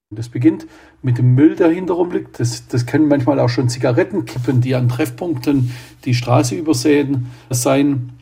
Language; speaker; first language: German; native; German